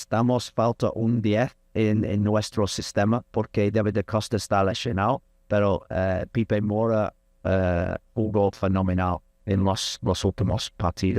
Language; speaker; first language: Spanish; non-native, learner; English